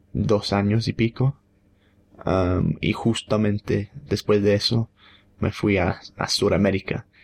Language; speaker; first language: Spanish; non-native, fluent; English